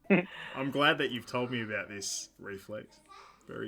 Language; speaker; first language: English; native; English